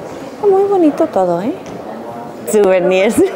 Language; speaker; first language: Spanish; non-native, fluent; English